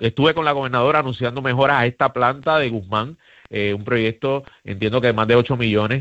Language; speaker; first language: Spanish; native; Spanish